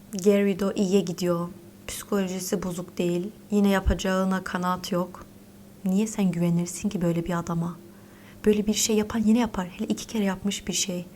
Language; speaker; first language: Turkish; early bilingual, heritage; Turkish